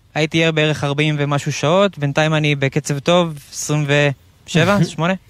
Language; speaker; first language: Hebrew; native; Hebrew